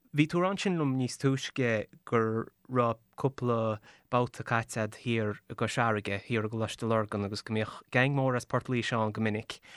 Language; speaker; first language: Irish; native; Irish